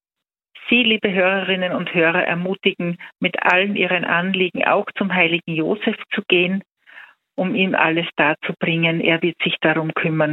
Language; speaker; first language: German; native; German